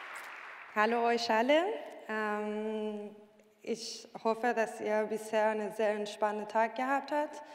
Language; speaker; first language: German; non-native, learner; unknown